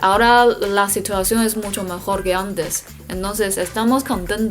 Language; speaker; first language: Spanish; non-native, learner; Chinese